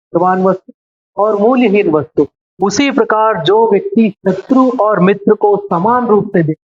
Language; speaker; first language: Hindi; non-native, local second language; Telugu